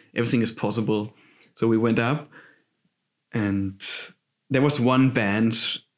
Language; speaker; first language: English; non-native, fluent; German